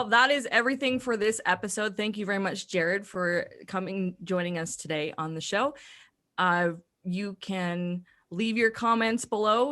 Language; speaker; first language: English; native; English